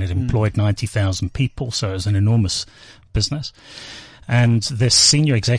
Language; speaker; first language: English; native; English